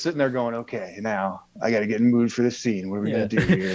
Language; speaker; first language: English; native; English